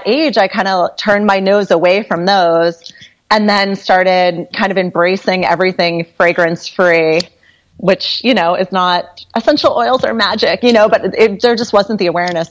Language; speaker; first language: English; native; English